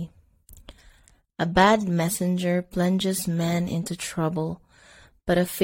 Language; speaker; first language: English; non-native, local second language; Cebuano